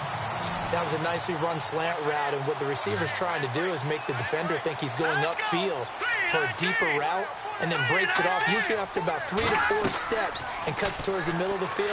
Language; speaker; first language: English; native; English